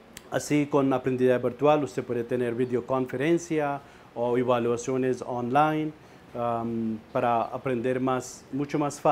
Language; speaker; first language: Spanish; non-native, fluent; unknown